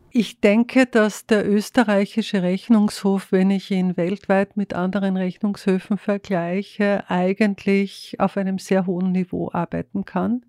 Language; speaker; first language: German; native; German